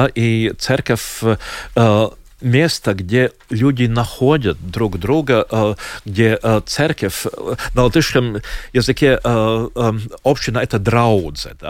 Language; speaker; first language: Russian; non-native, local second language; Latvian